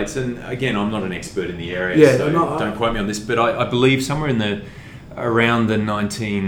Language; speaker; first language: English; native; English